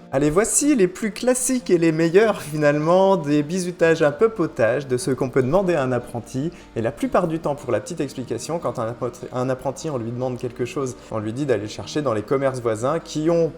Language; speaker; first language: French; native; French